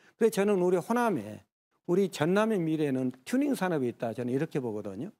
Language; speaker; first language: Korean; native; Korean